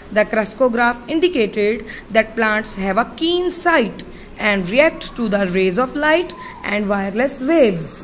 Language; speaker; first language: English; non-native, local second language; Punjabi